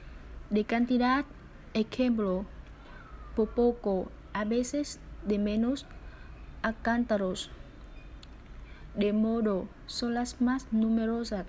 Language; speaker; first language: Spanish; non-native, learner; Vietnamese